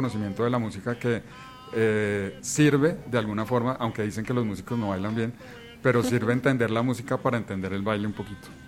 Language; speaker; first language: Spanish; native; Spanish